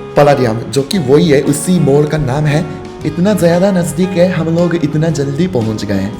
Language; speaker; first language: Hindi; non-native, fluent; Japanese